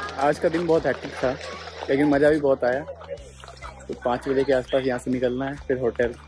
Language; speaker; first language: Hindi; native; Hindi